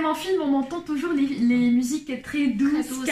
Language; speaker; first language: French; non-native, local second language; Arabic